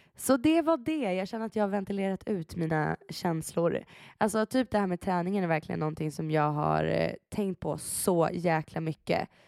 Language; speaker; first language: Swedish; early bilingual, other home language; Persian